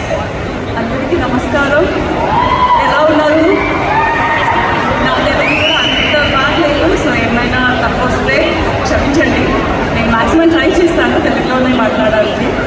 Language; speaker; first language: Telugu; non-native, fluent; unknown